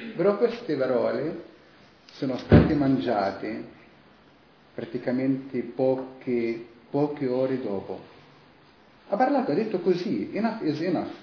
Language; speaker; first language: Italian; non-native, fluent; Arabic